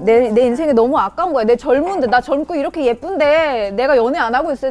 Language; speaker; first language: Korean; native; Korean